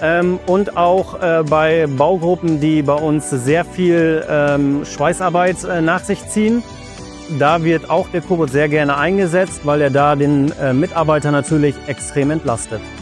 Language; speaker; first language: German; native; German